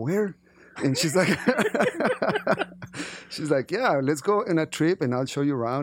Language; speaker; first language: English; non-native, fluent; Spanish